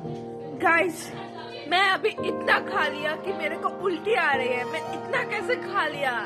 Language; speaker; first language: Hindi; non-native, local second language; Bangla